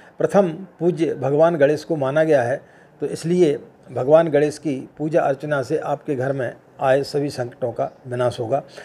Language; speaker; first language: Hindi; native; Hindi